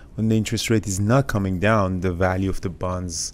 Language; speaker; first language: English; native; English